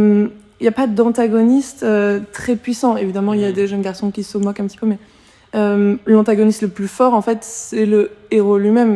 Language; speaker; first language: French; native; French